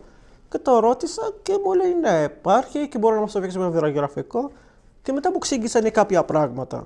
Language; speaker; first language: Greek; non-native, learner; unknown